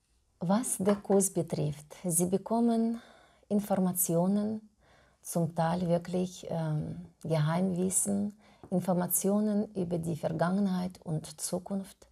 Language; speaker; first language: German; non-native, fluent; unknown